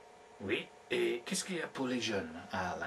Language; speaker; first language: French; non-native, fluent; English